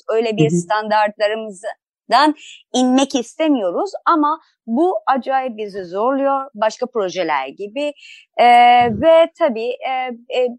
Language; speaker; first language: Turkish; non-native, fluent; Persian